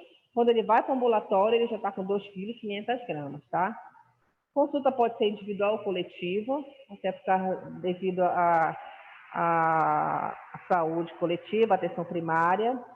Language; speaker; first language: Portuguese; native; Portuguese